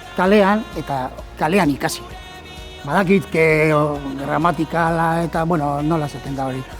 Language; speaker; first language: Basque; non-native, local second language; Spanish